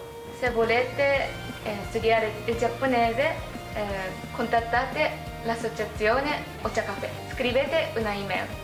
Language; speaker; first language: Italian; non-native, learner; Japanese